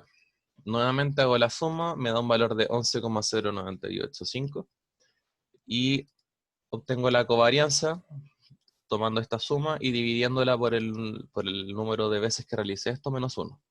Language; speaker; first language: Spanish; native; Spanish